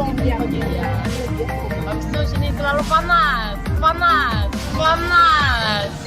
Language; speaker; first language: Indonesian; non-native, learner; Korean